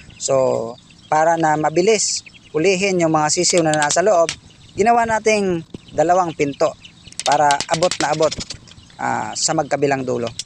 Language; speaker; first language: Filipino; non-native, local second language; Cebuano